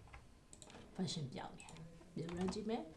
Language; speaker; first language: Burmese; native; Burmese